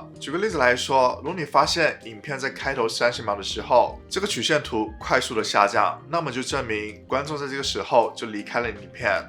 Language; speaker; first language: Chinese; native; Chinese